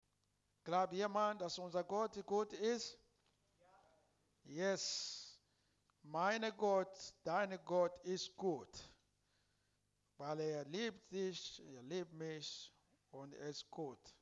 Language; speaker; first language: German; non-native, learner; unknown